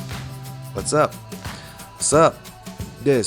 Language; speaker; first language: Japanese; non-native, fluent; English